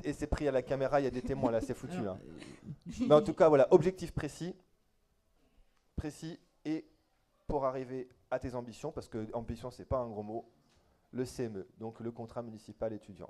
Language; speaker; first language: French; native; French